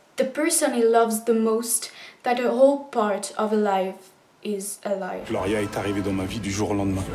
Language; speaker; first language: English; non-native, fluent; French